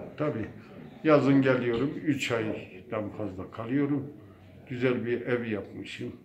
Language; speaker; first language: Turkish; native; Turkish